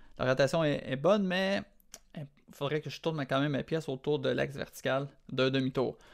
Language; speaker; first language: French; native; French